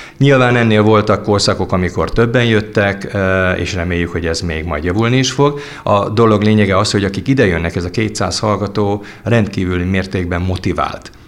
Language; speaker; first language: Hungarian; native; Hungarian